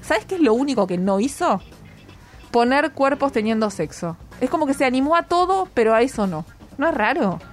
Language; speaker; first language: Spanish; native; Spanish